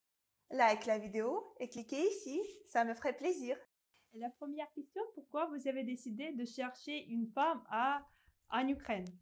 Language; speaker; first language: French; non-native, fluent; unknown